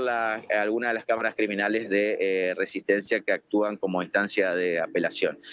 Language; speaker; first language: Spanish; native; Spanish